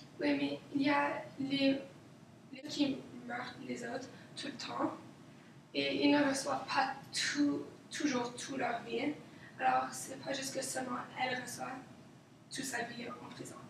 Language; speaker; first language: French; non-native, local second language; English